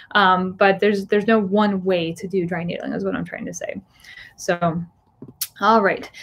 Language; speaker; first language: English; native; English